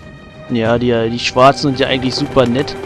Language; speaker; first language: German; native; German